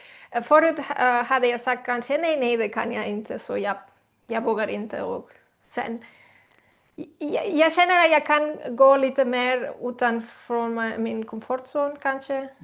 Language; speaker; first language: Swedish; non-native, learner; Spanish